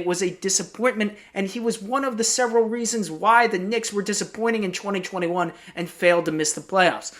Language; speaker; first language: English; native; English